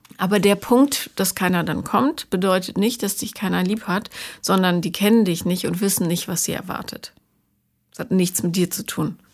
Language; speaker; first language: German; native; German